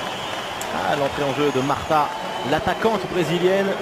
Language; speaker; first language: French; native; French